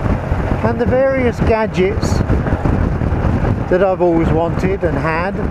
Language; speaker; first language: English; native; English